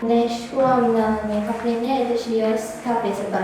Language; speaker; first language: Albanian; non-native, learner; Chinese